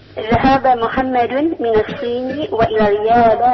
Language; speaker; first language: Arabic; non-native, learner; Indonesian